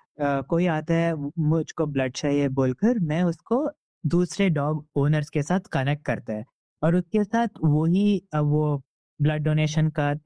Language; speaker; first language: Hindi; non-native, local second language; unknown